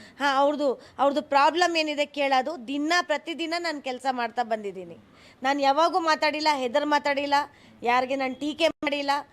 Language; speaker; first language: Kannada; non-native, local second language; Hindi